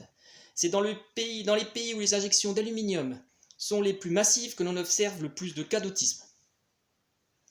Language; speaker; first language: French; native; French